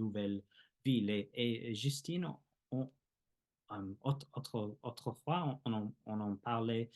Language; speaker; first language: French; non-native, fluent; English